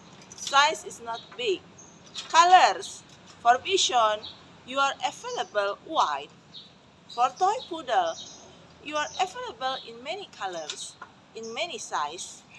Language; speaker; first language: English; non-native, learner; Indonesian